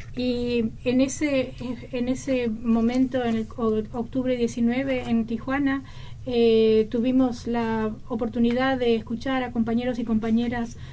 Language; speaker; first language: Spanish; native; Spanish